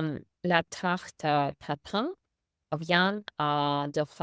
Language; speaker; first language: French; non-native, learner; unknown